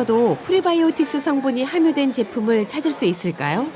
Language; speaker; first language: Korean; native; Korean